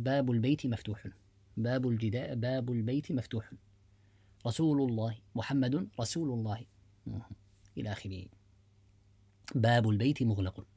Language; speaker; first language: Arabic; non-native, fluent; English